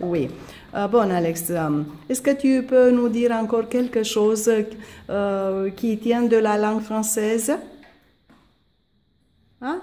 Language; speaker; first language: French; non-native, fluent; Romanian